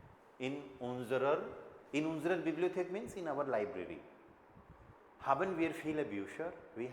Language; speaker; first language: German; non-native, fluent; Hindi